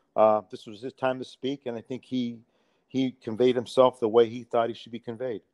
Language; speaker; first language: English; native; English